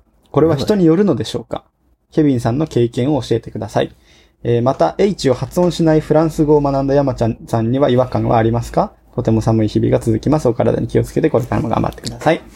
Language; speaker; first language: Japanese; native; Japanese